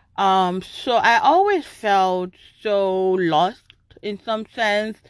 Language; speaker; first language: English; non-native, local second language; Yoruba